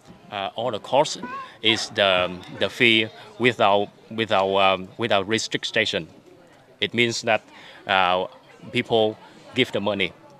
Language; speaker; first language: English; non-native, fluent; Vietnamese